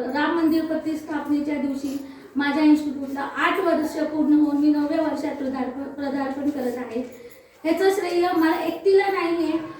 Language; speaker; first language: Marathi; non-native, local second language; Telugu